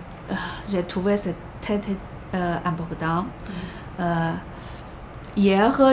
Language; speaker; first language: French; non-native, learner; Chinese